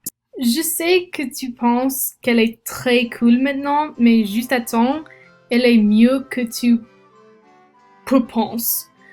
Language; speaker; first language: French; non-native, learner; English